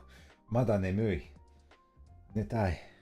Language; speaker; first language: Japanese; non-native, learner; English